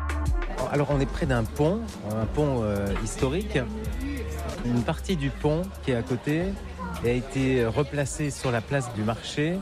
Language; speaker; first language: French; native; French